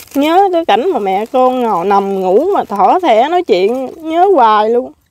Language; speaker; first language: Vietnamese; native; Vietnamese